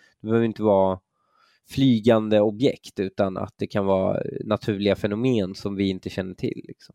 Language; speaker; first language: Swedish; early bilingual, other home language; Persian